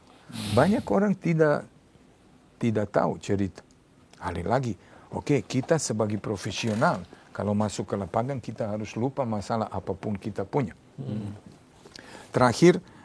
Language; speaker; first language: Indonesian; non-native, fluent; Serbian